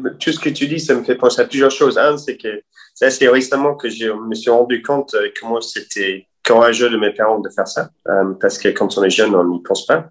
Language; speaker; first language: French; non-native, fluent; English